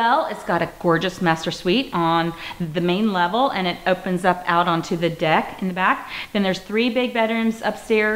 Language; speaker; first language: English; native; English